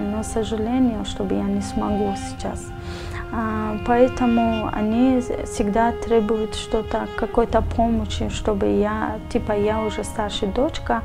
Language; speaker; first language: Russian; non-native, learner; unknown